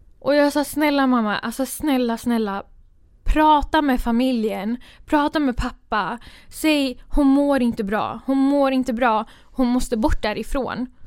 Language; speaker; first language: Swedish; early bilingual, other home language; Kurdish